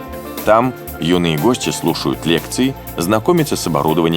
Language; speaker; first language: Russian; native; Russian